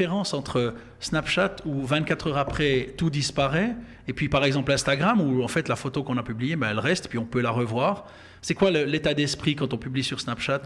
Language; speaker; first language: French; native; French